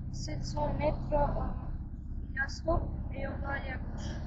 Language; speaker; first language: French; non-native, learner; Russian